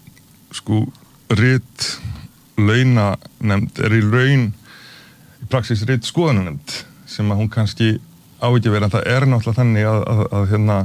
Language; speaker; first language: Icelandic; native; Icelandic